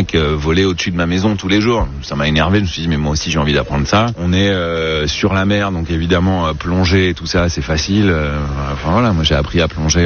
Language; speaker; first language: French; native; French